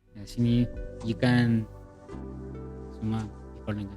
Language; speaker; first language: Indonesian; non-native, learner; Chinese